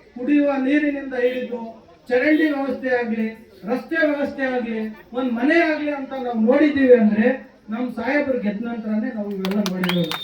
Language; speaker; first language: Kannada; non-native, local second language; Lambadi